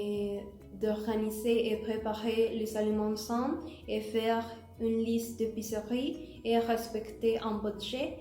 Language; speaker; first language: French; non-native, learner; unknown